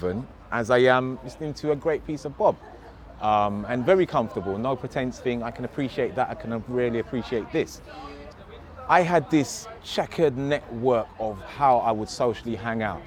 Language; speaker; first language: English; native; English